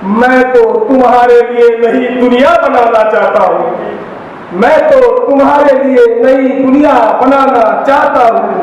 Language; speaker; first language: Hindi; non-native, local second language; Marathi